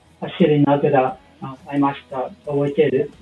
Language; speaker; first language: Japanese; non-native, learner; English